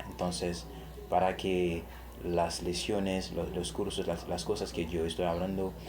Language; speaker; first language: Spanish; non-native, fluent; Haitian Creole